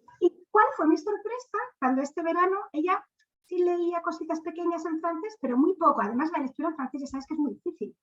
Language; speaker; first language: Spanish; native; Spanish